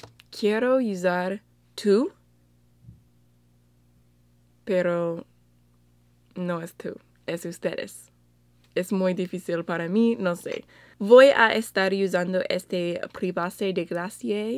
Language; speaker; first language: Spanish; non-native, learner; English